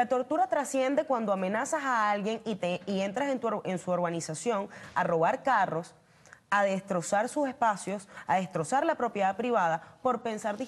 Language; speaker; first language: Spanish; native; Spanish